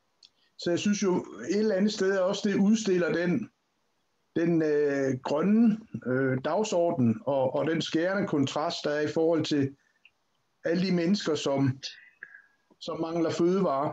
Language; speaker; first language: Danish; native; Danish